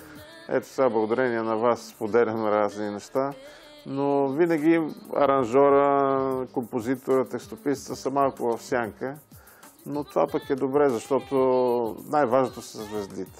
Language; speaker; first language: Bulgarian; native; Bulgarian